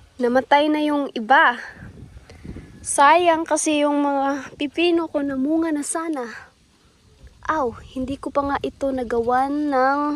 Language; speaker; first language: Filipino; native; Filipino